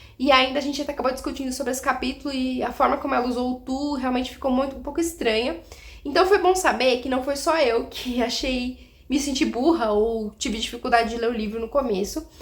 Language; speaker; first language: Portuguese; native; Portuguese